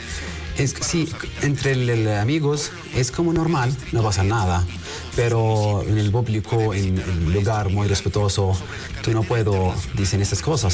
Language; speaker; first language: Spanish; non-native, learner; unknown